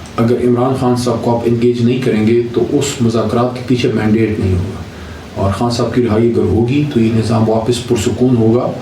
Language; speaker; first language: Urdu; non-native, local second language; Pashto